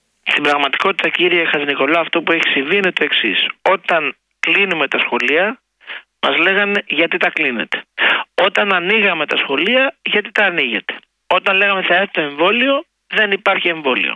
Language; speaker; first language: Greek; native; Greek